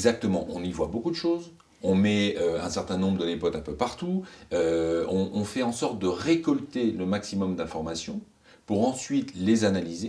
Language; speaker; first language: French; native; French